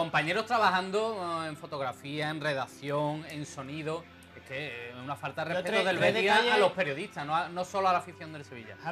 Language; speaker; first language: Spanish; native; Spanish